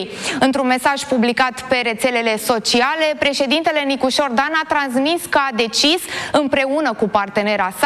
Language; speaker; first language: Romanian; native; Romanian